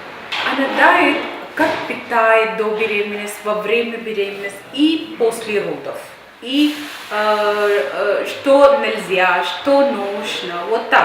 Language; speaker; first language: Russian; non-native, learner; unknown